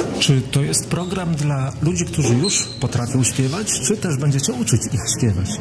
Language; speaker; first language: Polish; native; Polish